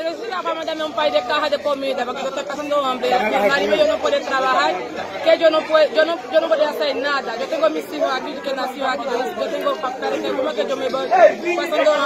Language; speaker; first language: Spanish; non-native, learner; Haitian Creole